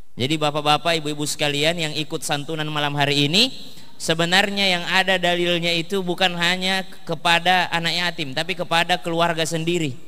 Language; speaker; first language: Indonesian; native; Indonesian